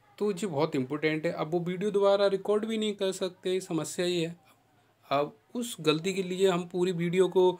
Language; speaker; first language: Hindi; native; Hindi